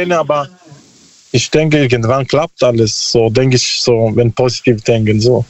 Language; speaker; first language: German; non-native, learner; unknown